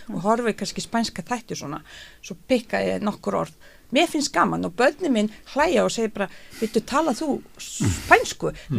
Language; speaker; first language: Icelandic; non-native, fluent; Bosnian